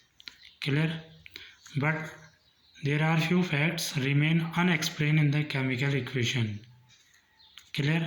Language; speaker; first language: English; non-native, local second language; Hindi